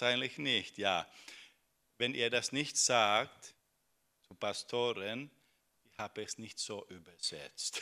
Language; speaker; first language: German; non-native, fluent; Finnish